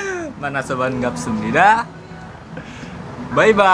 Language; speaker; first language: Korean; non-native, learner; Indonesian